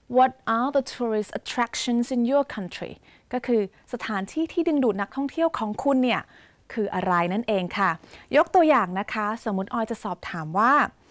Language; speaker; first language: Thai; native; Thai